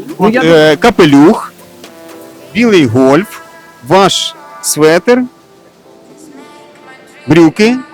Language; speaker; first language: Ukrainian; native; Ukrainian